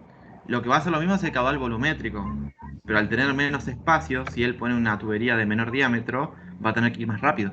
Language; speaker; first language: Spanish; native; Spanish